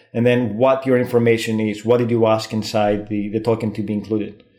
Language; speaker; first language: English; non-native, fluent; Greek